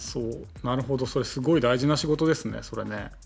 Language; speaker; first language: Japanese; native; Japanese